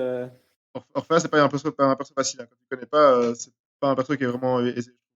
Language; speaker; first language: French; native; French